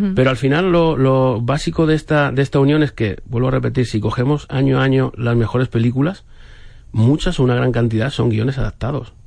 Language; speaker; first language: Spanish; native; Spanish